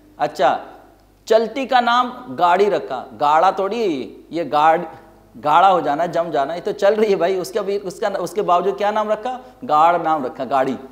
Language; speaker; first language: Urdu; native; Urdu